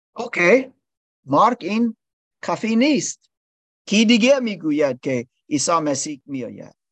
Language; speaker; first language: Persian; non-native, learner; English